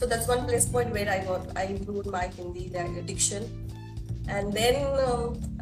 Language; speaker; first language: English; non-native, local second language; Telugu